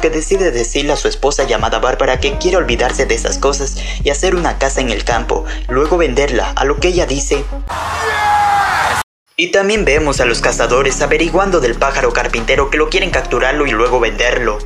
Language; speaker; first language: Spanish; native; Spanish